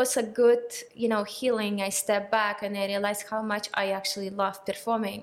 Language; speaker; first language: English; non-native, fluent; Russian